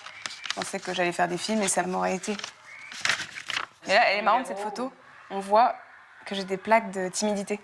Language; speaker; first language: French; native; French